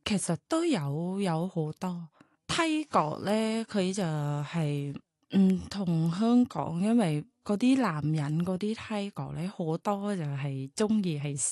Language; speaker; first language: Cantonese; non-native, learner; Thai